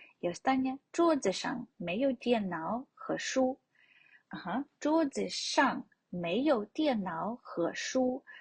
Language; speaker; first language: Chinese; non-native, fluent; Ukrainian